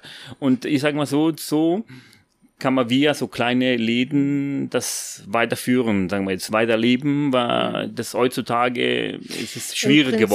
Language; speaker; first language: German; non-native, fluent; Italian